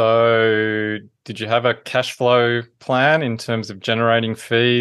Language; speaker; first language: English; native; English